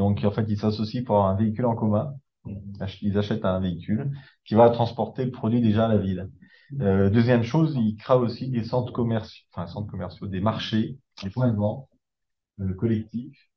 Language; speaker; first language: French; native; French